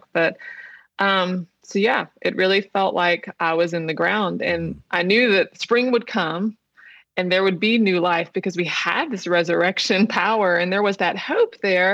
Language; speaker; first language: English; native; English